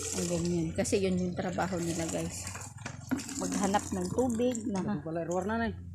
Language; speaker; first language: Filipino; native; Filipino